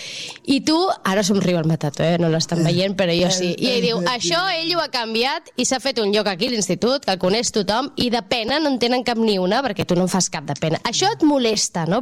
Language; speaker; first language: Catalan; native; Catalan